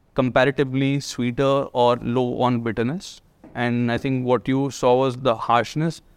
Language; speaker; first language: English; non-native, local second language; Hindi